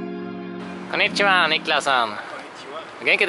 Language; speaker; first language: Japanese; non-native, learner; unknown